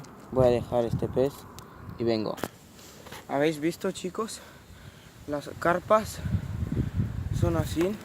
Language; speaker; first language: Spanish; non-native, local second language; Catalan